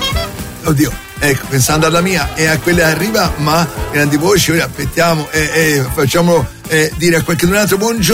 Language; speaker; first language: Italian; native; Italian